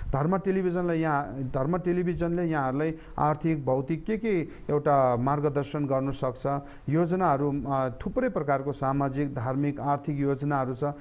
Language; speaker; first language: Nepali; non-native, local second language; Eastern Tamang